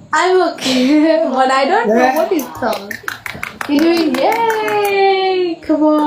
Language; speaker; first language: English; non-native, learner; Burmese